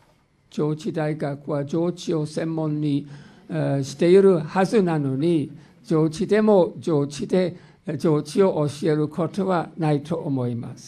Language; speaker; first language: Japanese; non-native, fluent; English